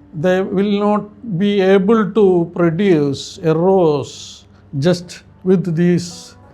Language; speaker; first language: English; non-native, local second language; Malayalam